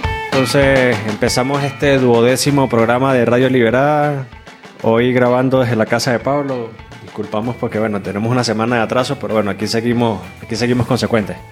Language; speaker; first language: Spanish; native; Spanish